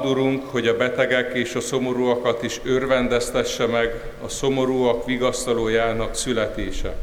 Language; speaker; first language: Hungarian; native; Hungarian